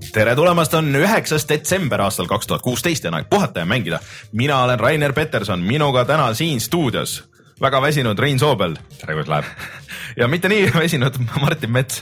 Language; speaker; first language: Estonian; native; Estonian